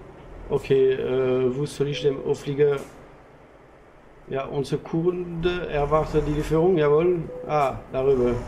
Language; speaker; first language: German; non-native, learner; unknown